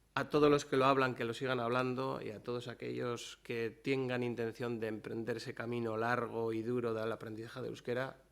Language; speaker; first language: Spanish; non-native, local second language; Basque